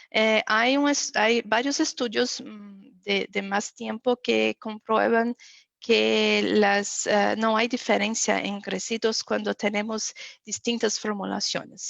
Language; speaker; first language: Spanish; non-native, fluent; Portuguese